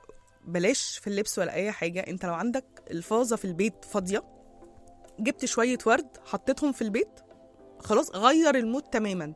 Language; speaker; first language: Arabic; native; Arabic